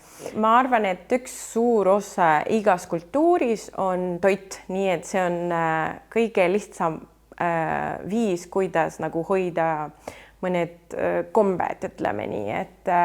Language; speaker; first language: Estonian; non-native, fluent; Spanish